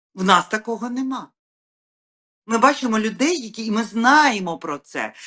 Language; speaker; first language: Ukrainian; native; Ukrainian